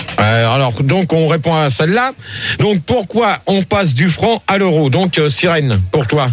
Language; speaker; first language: French; native; French